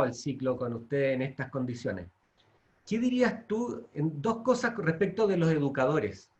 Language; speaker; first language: Spanish; native; Spanish